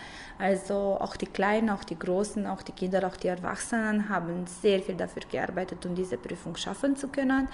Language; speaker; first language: German; non-native, fluent; Romanian